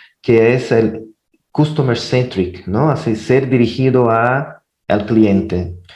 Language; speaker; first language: Spanish; non-native, fluent; Portuguese